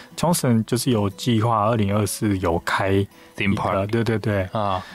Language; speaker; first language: Chinese; non-native, fluent; Japanese